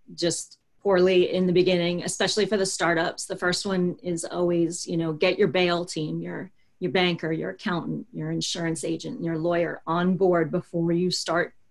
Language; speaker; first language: English; native; English